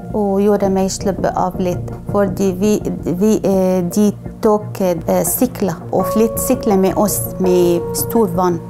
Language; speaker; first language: Norwegian; non-native, learner; Arabic